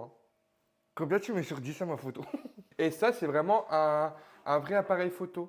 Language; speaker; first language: French; native; French